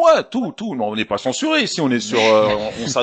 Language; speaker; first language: French; native; French